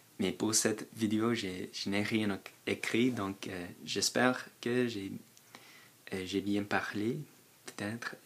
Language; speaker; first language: French; non-native, fluent; English